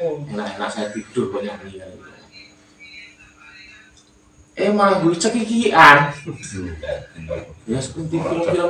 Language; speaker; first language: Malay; non-native, local second language; Javanese